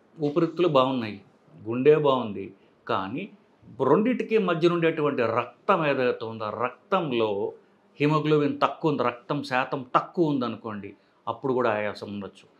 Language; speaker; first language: Telugu; native; Telugu